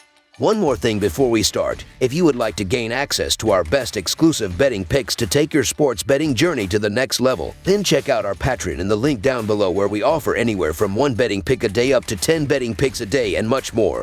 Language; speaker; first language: English; native; English